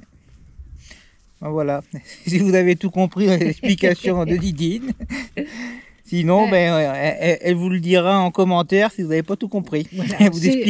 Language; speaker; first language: French; native; French